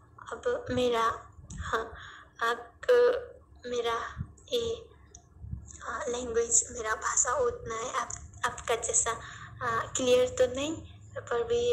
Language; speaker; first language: Hindi; non-native, learner; Nepali